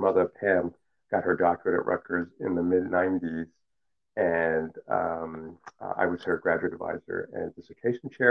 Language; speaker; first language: English; early bilingual, other home language; Cantonese